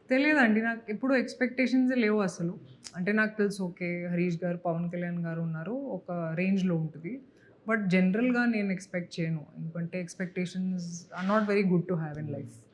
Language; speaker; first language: Telugu; non-native, local second language; Hindi